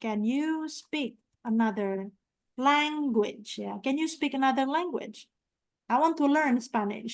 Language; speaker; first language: English; non-native, fluent; Indonesian